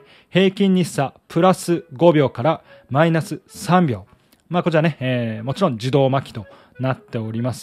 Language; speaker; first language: Japanese; native; Japanese